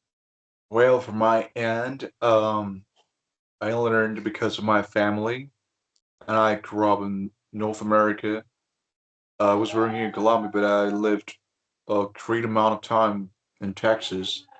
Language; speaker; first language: English; non-native, fluent; Spanish